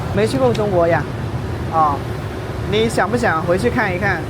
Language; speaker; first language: Chinese; native; Chinese